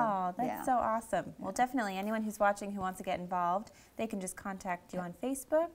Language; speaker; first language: English; native; English